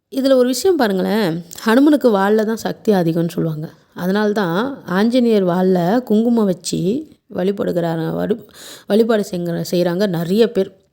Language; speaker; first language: Tamil; non-native, local second language; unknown